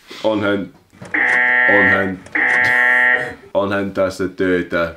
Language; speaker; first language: Finnish; non-native, learner; English